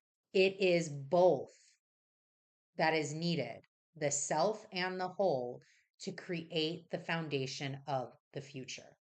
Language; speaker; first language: English; native; English